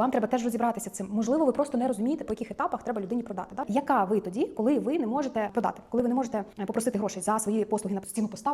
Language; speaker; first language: Ukrainian; native; Ukrainian